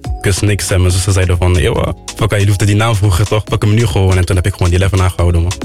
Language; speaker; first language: Dutch; non-native, local second language; French